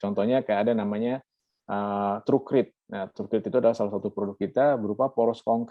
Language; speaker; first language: Indonesian; native; Indonesian